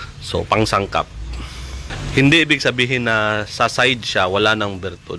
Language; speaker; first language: Filipino; non-native, local second language; Cebuano